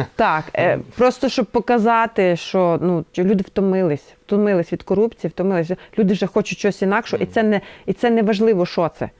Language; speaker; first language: Ukrainian; native; Ukrainian